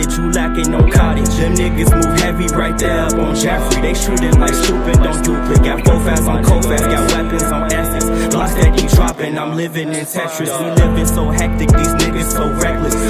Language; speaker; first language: English; native; English